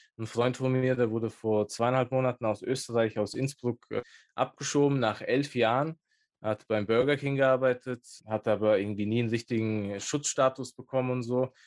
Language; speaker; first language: German; early bilingual, other home language; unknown